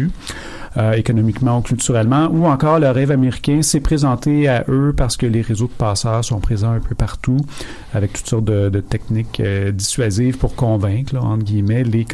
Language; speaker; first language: French; native; French